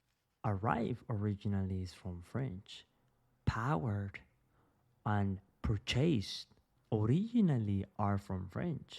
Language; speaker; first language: English; non-native, fluent; Spanish